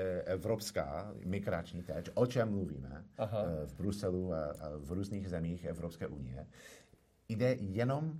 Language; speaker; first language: Czech; non-native, fluent; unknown